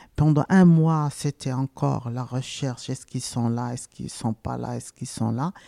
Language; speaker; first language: French; non-native, local second language; Arabic